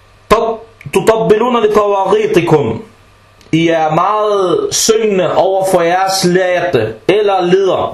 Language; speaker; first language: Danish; early bilingual, other home language; Arabic